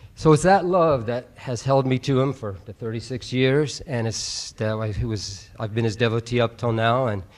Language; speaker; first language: English; native; English